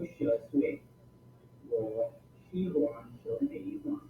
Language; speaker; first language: Chinese; non-native, learner; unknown